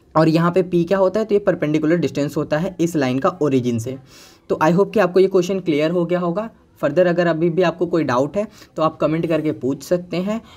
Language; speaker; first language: Hindi; native; Hindi